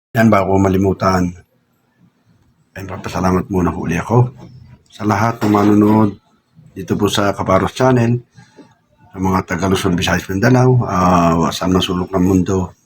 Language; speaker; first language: Filipino; native; Filipino